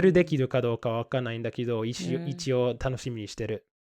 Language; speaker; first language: Japanese; non-native, fluent; English